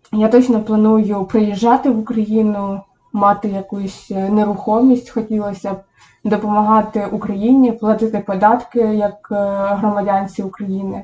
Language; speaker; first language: Ukrainian; native; Ukrainian